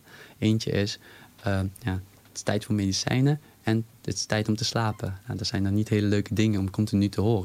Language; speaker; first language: Dutch; native; Dutch